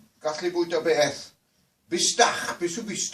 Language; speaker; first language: Welsh; non-native, fluent; English